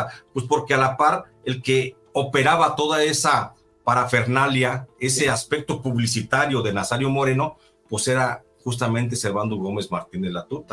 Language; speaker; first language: Spanish; native; Spanish